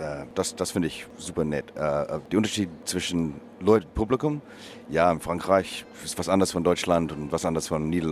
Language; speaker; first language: German; non-native, learner; English